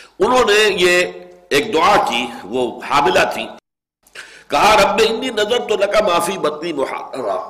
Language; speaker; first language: Urdu; native; Urdu